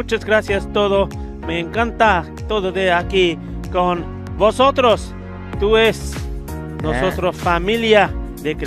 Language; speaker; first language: Spanish; non-native, learner; Punjabi